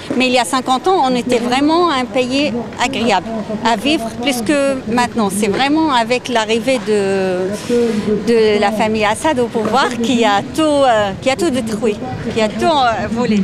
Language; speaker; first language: French; non-native, fluent; Arabic